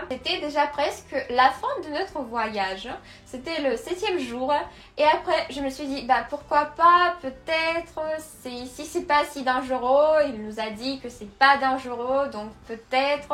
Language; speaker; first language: French; non-native, fluent; Russian